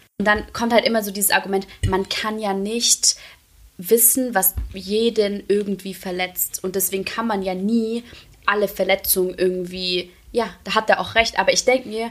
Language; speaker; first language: German; native; German